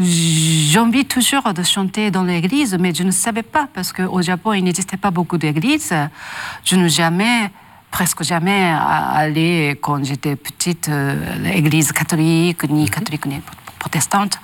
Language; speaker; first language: French; non-native, learner; Japanese